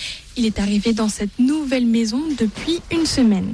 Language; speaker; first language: French; native; French